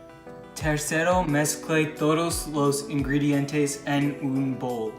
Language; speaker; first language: Spanish; non-native, learner; English